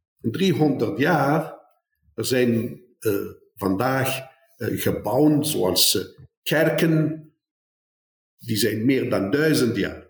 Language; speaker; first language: Dutch; non-native, fluent; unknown